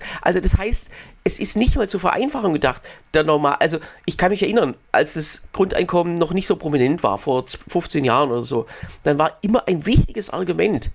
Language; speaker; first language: German; native; German